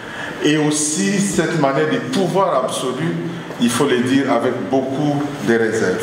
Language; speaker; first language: French; non-native, local second language; Lingala